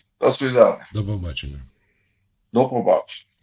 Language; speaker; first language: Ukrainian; non-native, learner; Georgian